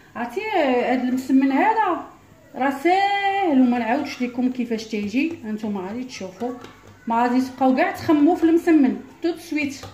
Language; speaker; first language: Arabic; early bilingual, heritage; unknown